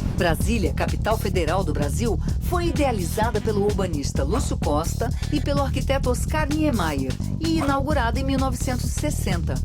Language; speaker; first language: Portuguese; native; Portuguese